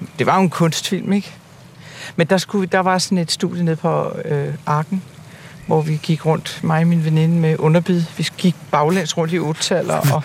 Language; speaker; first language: Danish; native; Danish